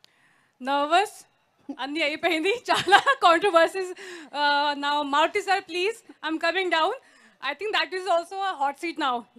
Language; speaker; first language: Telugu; non-native, learner; Hindi